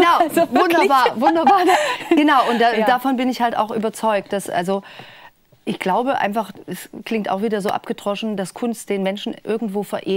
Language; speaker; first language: German; native; German